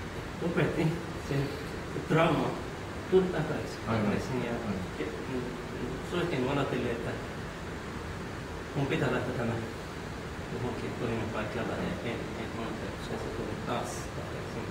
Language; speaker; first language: Finnish; non-native, learner; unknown